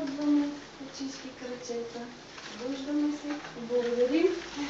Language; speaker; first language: Bulgarian; native; Bulgarian